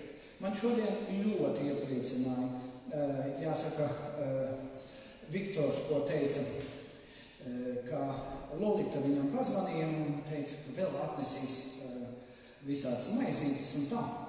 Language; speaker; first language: Latvian; native; Latvian